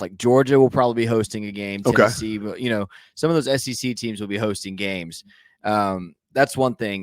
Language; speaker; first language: English; native; English